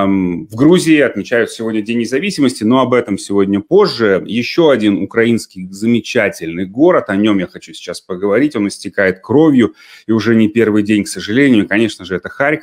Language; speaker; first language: Russian; native; Russian